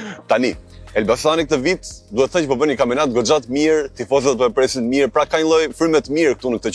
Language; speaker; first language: Albanian; native; Albanian